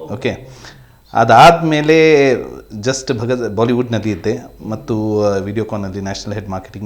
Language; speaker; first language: Kannada; non-native, local second language; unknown